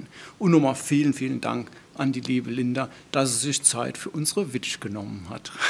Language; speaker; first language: German; native; German